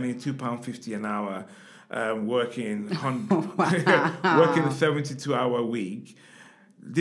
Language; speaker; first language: English; non-native, local second language; Yoruba